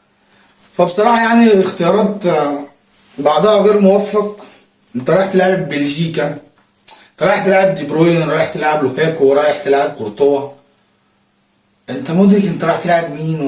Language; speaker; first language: Arabic; native; Arabic